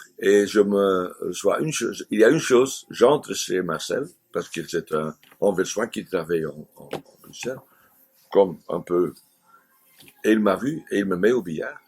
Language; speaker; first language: French; non-native, fluent; Dutch